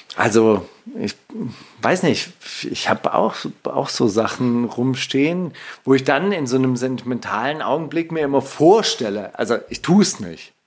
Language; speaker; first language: German; native; German